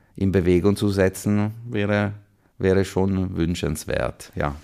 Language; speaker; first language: German; non-native, fluent; Italian